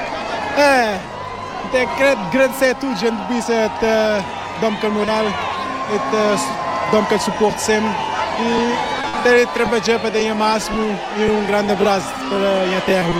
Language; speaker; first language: Portuguese; non-native, local second language; Kabuverdianu